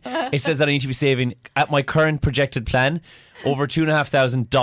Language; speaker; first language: English; native; English